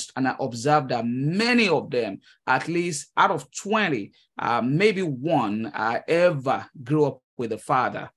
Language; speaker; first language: English; non-native, local second language; Yoruba